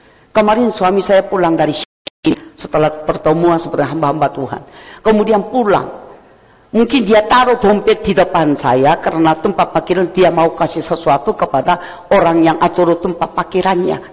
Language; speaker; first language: Indonesian; non-native, fluent; Korean